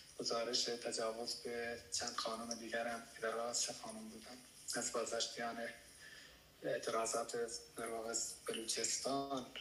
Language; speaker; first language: Persian; non-native, local second language; Baluchi